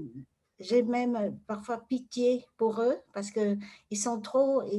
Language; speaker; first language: French; non-native, fluent; Vietnamese